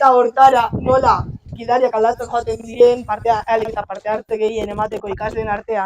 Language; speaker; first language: Basque; native; Basque